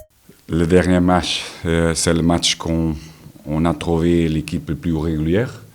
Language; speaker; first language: French; non-native, learner; Portuguese